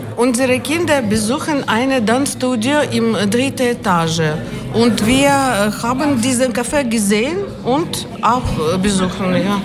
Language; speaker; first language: German; non-native, learner; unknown